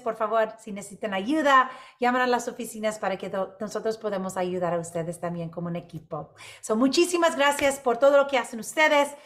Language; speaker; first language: Spanish; non-native, local second language; English